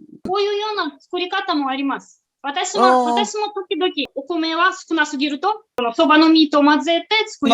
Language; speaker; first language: Japanese; non-native, fluent; Russian